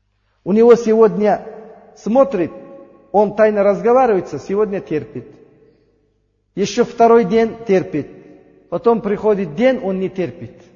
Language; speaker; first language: Russian; non-native, learner; Uzbek